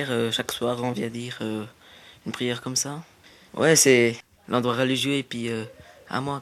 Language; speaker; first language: French; early bilingual, other home language; Tamil